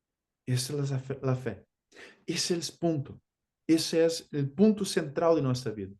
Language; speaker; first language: Spanish; non-native, fluent; Portuguese